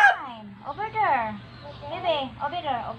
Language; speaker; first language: English; non-native, learner; Filipino